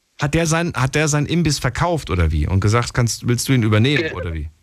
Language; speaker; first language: German; native; German